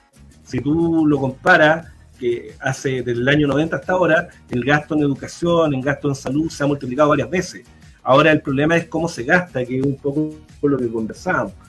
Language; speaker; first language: Spanish; native; Spanish